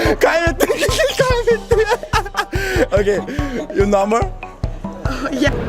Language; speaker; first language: English; non-native, learner; Turkish